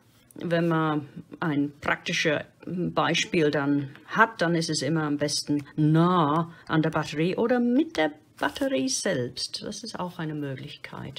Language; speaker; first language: German; non-native, fluent; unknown